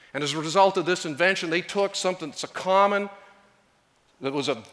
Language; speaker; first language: English; native; English